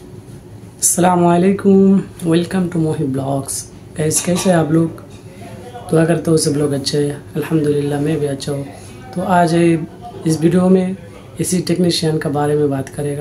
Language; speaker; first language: Hindi; non-native, fluent; Bangla